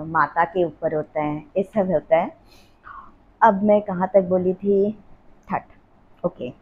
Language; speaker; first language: Hindi; non-native, local second language; Assamese